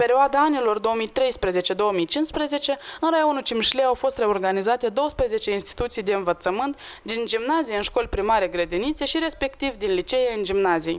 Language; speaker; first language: Romanian; native; Romanian